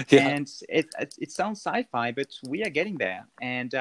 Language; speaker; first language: English; non-native, fluent; French